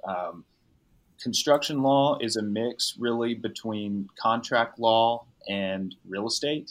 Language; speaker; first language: English; native; English